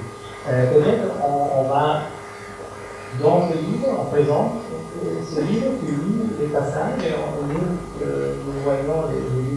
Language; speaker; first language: French; non-native, fluent; German